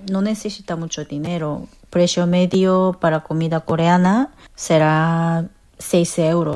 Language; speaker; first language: Spanish; non-native, fluent; Korean